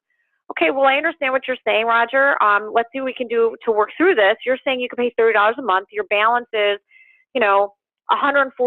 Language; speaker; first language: English; native; English